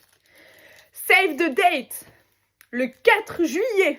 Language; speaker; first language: French; native; French